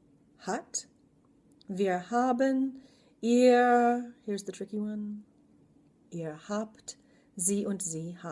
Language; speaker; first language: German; non-native, fluent; English